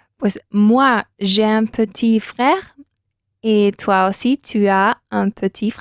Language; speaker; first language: French; non-native, learner; Spanish